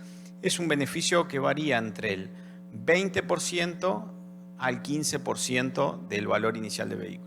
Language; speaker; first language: Spanish; native; Spanish